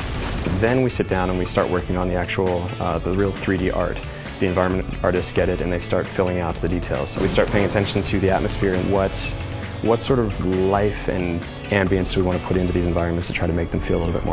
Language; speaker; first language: English; native; English